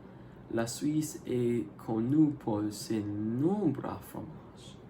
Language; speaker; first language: French; non-native, learner; English